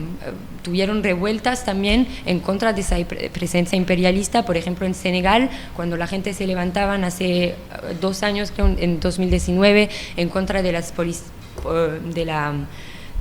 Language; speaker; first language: Spanish; non-native, fluent; French